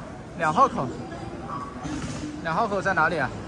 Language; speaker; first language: Chinese; non-native, local second language; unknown